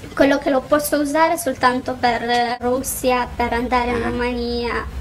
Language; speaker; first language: Italian; non-native, fluent; Romanian